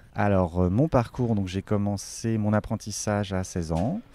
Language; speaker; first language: French; native; French